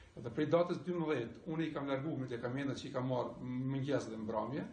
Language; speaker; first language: Albanian; native; Albanian